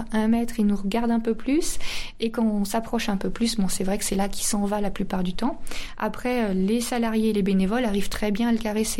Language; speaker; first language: French; native; French